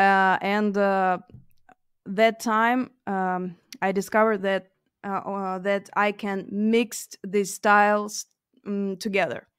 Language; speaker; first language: English; non-native, fluent; Russian